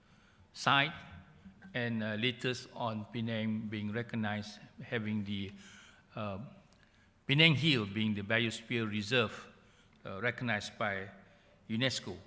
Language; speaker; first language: English; non-native, local second language; Malay